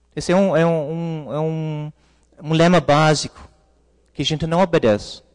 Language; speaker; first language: Portuguese; non-native, fluent; English